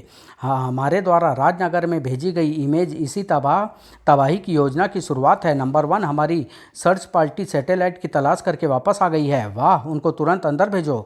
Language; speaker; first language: Hindi; native; Hindi